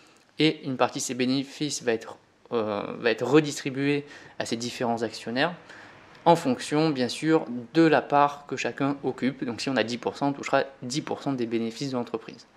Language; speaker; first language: French; native; French